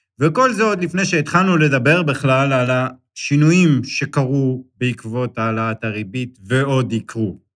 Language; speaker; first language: Hebrew; native; Hebrew